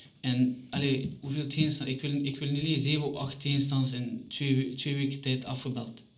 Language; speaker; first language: Dutch; non-native, fluent; Chechen